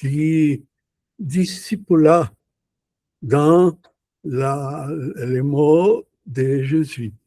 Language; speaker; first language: French; non-native, learner; Portuguese